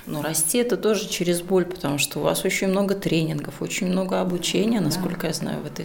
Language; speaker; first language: Russian; native; Russian